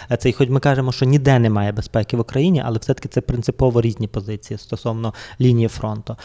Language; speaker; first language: Ukrainian; native; Ukrainian